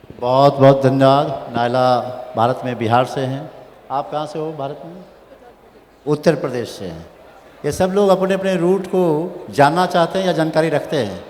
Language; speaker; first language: Hindi; native; Hindi